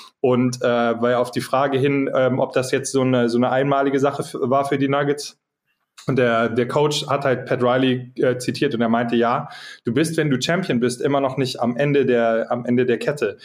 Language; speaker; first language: German; native; German